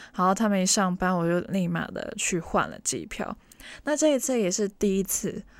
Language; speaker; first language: Chinese; non-native, local second language; Cantonese